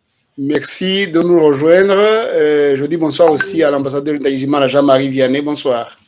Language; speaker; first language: French; non-native, local second language; Kinyarwanda